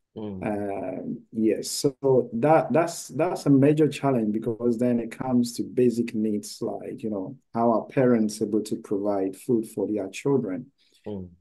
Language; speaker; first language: English; non-native, local second language; Akan